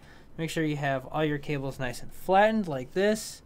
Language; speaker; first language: English; native; English